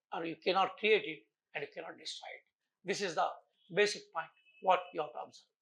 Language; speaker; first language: English; non-native, local second language; Telugu